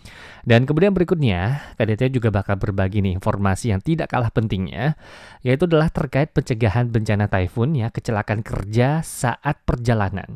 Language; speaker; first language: Indonesian; native; Indonesian